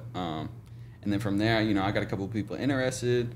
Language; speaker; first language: English; native; English